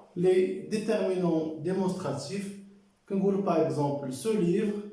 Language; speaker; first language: French; non-native, local second language; Arabic